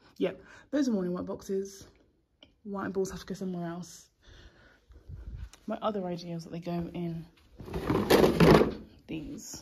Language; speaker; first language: English; native; English